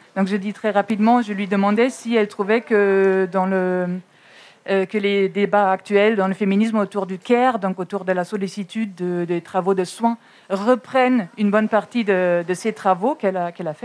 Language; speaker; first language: French; non-native, fluent; German